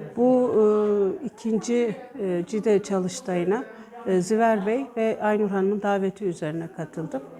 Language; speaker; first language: Turkish; native; Turkish